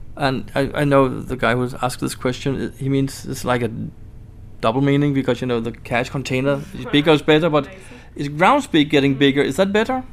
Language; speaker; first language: English; non-native, fluent; Danish